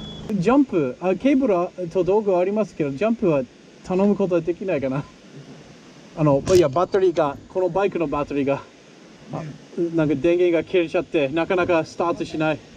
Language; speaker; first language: Japanese; non-native, fluent; English